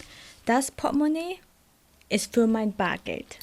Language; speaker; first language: German; non-native, fluent; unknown